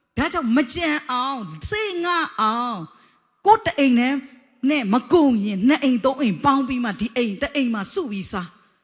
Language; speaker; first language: Burmese; non-native, local second language; Kachin